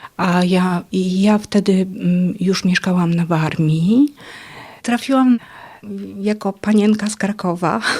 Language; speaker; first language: Polish; native; Polish